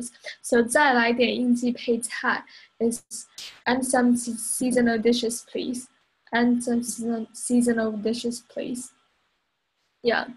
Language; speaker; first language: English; non-native, fluent; Chinese